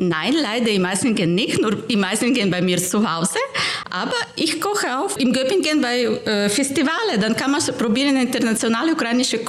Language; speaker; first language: German; non-native, fluent; Ukrainian